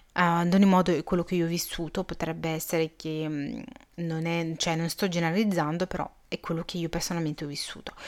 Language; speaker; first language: Italian; early bilingual, other home language; Arabic